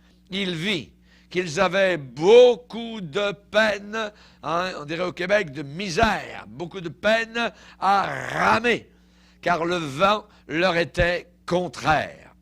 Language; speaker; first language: French; native; French